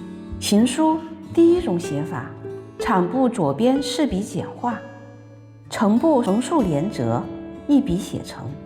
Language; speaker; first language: Chinese; native; Chinese